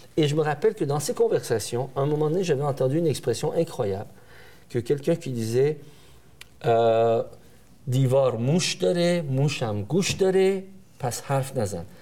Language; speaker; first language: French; early bilingual, other home language; Persian